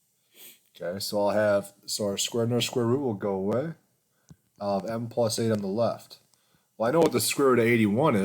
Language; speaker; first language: English; native; English